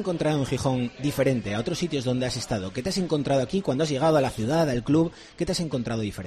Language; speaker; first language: Spanish; native; Spanish